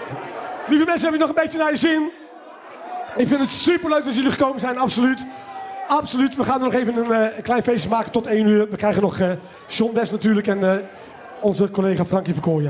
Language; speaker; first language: Dutch; native; Dutch